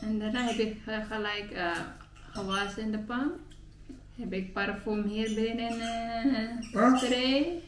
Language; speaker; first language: Dutch; non-native, learner; Filipino